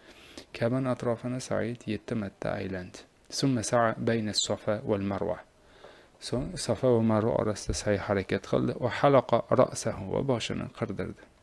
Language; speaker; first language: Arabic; non-native, fluent; Uzbek